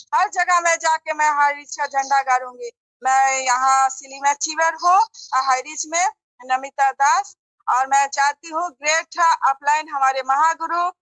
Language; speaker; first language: Hindi; non-native, local second language; Bangla